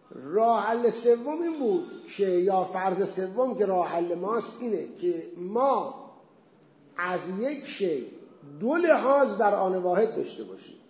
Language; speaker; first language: Persian; native; Persian